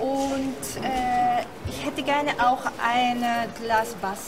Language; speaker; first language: German; non-native, fluent; Japanese